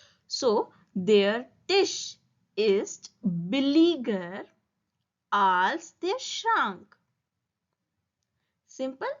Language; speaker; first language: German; non-native, learner; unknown